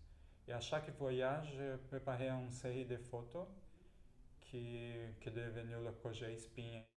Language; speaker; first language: French; non-native, fluent; Portuguese